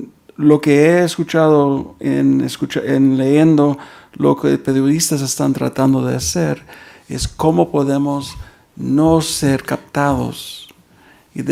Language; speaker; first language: Spanish; early bilingual, heritage; Spanish